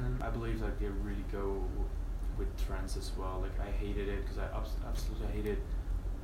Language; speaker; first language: English; non-native, fluent; Dutch